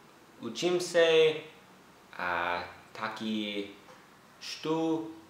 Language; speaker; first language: Czech; non-native, learner; English